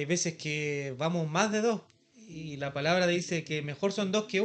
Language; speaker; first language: Spanish; native; Spanish